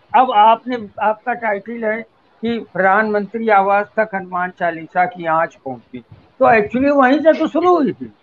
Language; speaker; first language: Hindi; native; Hindi